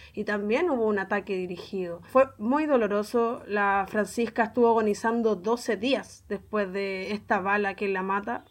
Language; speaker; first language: Spanish; native; Spanish